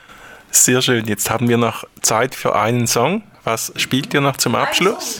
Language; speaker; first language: German; native; German